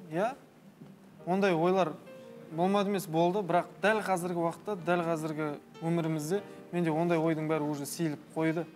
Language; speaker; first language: Kazakh; native; Kazakh